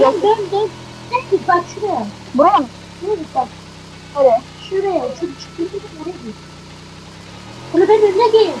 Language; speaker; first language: Turkish; native; Turkish